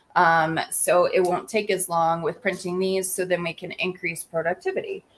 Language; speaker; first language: English; native; English